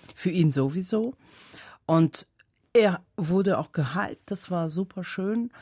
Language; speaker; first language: German; non-native, fluent; Tajik